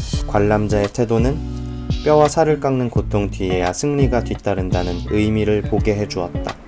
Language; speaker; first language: Korean; native; Korean